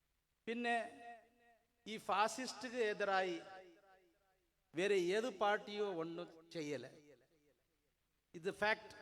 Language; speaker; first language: Malayalam; non-native, learner; Urdu